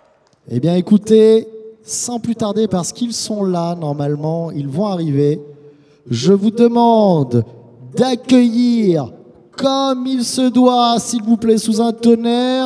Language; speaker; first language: French; native; French